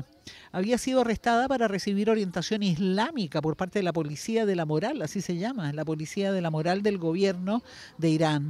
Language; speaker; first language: Spanish; native; Spanish